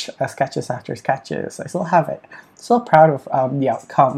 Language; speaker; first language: English; non-native, fluent; Malay